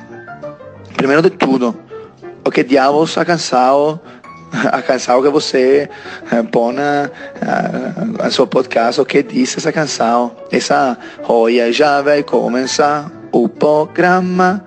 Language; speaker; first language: Portuguese; non-native, learner; Italian